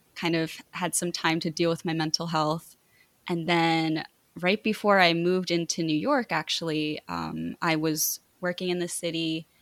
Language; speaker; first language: English; native; English